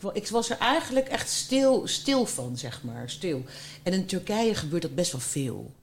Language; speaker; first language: Dutch; early bilingual, other home language; Turkish